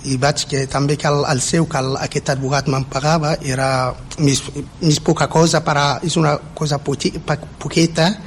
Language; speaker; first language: Catalan; non-native, learner; Central Atlas Tamazight